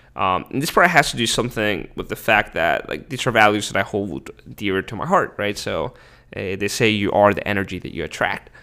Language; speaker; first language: English; early bilingual, other home language; Spanish